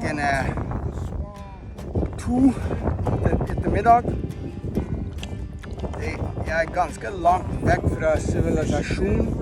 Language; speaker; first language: Norwegian; non-native, fluent; English